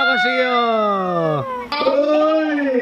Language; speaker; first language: Spanish; native; Spanish